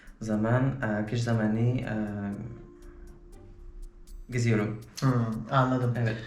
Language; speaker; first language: Turkish; non-native, learner; French